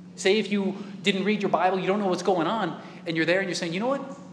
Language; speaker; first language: English; native; English